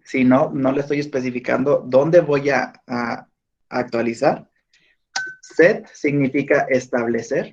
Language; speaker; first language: Spanish; native; Spanish